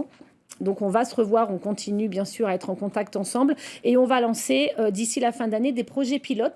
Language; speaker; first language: French; native; French